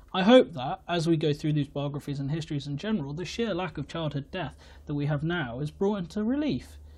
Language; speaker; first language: English; native; English